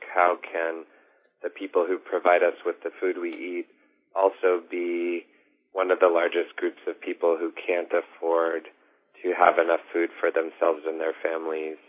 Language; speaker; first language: English; native; English